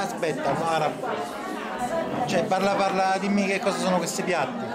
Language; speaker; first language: Italian; native; Italian